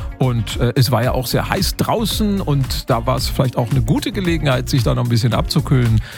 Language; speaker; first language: German; native; German